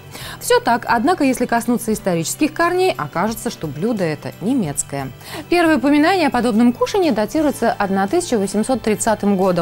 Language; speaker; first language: Russian; native; Russian